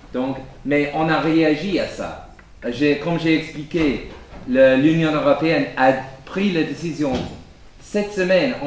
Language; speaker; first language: French; non-native, fluent; English